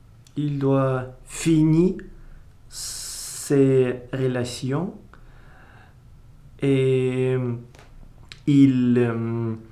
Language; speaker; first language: French; non-native, learner; Russian